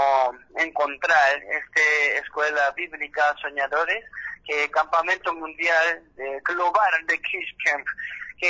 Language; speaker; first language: Spanish; non-native, learner; Korean